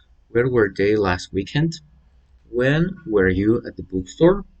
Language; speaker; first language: English; non-native, fluent; Spanish